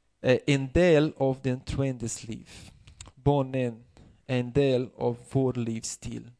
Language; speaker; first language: Swedish; non-native, fluent; Portuguese